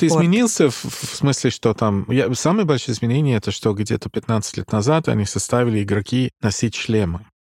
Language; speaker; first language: Russian; non-native, fluent; English